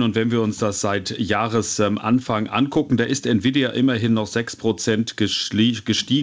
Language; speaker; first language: German; native; German